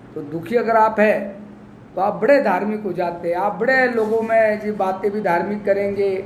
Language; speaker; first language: Hindi; non-native, local second language; Marathi